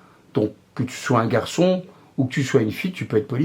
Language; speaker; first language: French; native; French